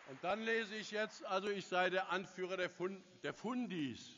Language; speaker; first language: German; native; German